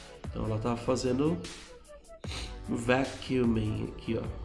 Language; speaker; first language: English; non-native, fluent; Portuguese